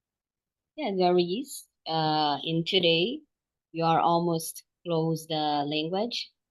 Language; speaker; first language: English; non-native, learner; Portuguese